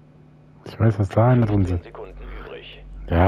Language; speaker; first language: German; native; German